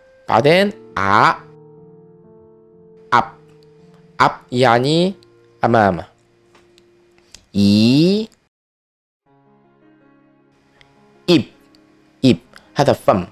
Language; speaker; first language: Arabic; non-native, fluent; Korean